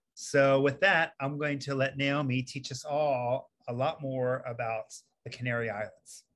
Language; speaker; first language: English; native; English